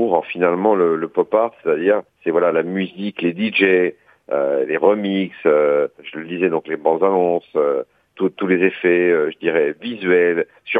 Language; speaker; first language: French; native; French